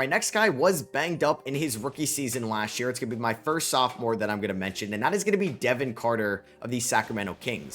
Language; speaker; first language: English; native; English